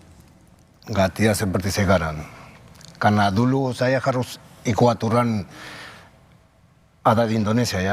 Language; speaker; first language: Indonesian; non-native, local second language; Spanish